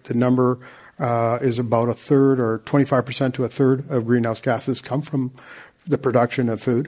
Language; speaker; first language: English; native; English